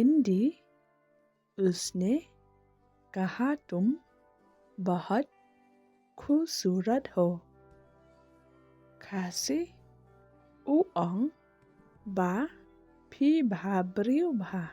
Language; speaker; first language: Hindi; non-native, local second language; Khasi